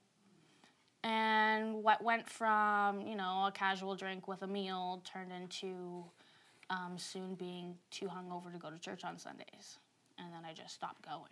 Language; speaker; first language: English; native; English